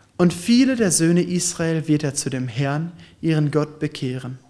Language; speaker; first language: German; native; German